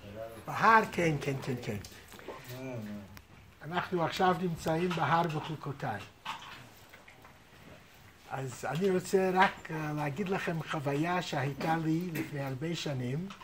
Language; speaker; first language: Hebrew; non-native, fluent; English